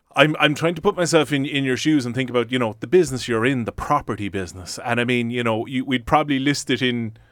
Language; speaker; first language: English; native; English